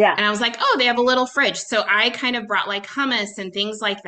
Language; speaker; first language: English; native; English